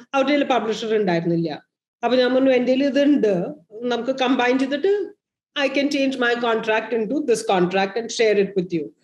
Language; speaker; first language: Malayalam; early bilingual, heritage; Malayalam